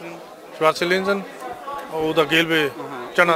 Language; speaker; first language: German; non-native, fluent; Punjabi